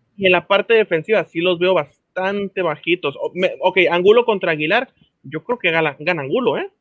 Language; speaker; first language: Spanish; native; Spanish